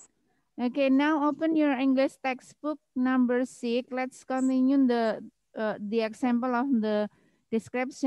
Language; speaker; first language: English; non-native, fluent; Indonesian